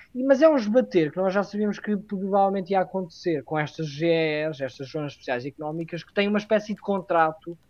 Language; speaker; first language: Portuguese; native; Portuguese